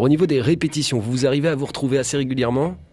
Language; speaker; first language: French; native; French